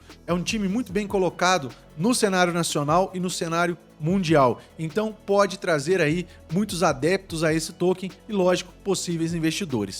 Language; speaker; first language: Portuguese; native; Portuguese